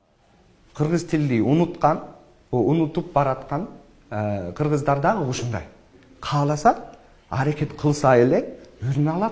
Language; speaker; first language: Kyrgyz; non-native, fluent; English